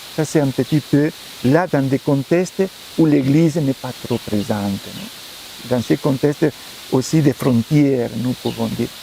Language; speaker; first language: French; non-native, fluent; Spanish